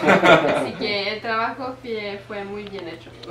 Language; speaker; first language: Spanish; non-native, fluent; French